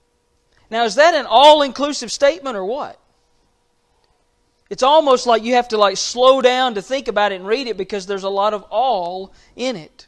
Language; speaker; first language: English; native; English